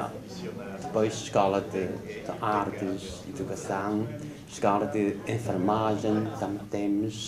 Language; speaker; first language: Portuguese; non-native, learner; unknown